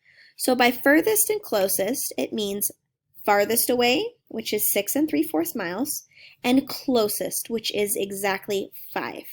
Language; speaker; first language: English; native; English